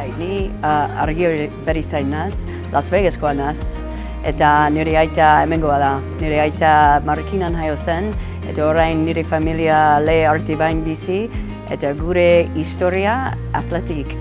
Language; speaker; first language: Basque; early bilingual, heritage; English